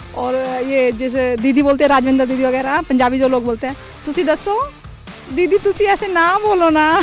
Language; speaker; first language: Hindi; non-native, local second language; Odia